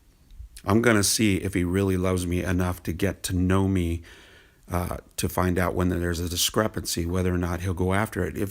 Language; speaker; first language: English; native; English